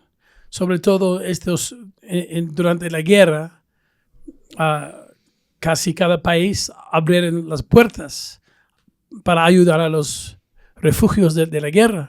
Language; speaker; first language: Spanish; non-native, fluent; English